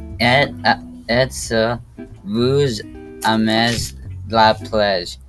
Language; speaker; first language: French; non-native, learner; English